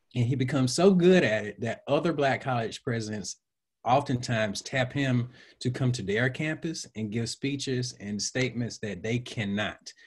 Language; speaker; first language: English; native; English